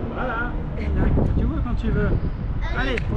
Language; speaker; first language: French; native; French